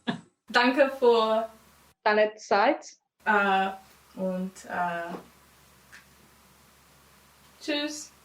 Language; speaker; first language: German; non-native, learner; English